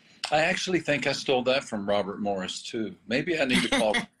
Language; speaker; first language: English; native; English